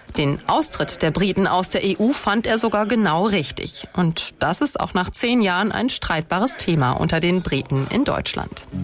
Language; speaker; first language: German; native; German